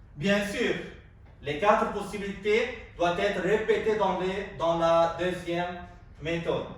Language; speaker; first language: French; non-native, local second language; Arabic